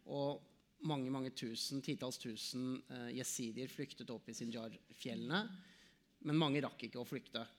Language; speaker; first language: Norwegian; native; Norwegian